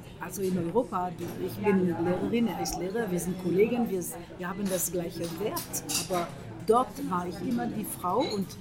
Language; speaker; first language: German; non-native, fluent; French